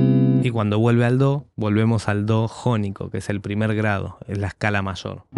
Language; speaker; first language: Spanish; native; Spanish